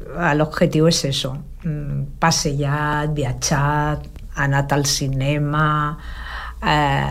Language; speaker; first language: Catalan; non-native, local second language; Spanish